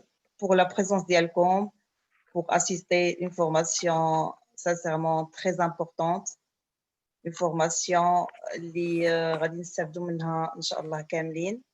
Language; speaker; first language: French; non-native, local second language; Arabic